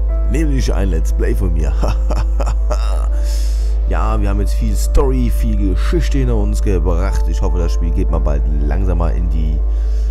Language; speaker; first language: German; native; German